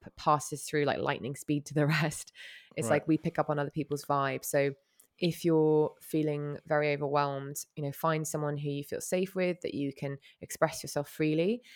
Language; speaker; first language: English; native; English